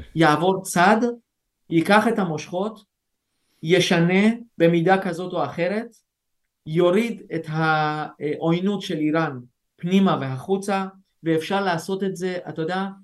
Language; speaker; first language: Hebrew; early bilingual, other home language; Persian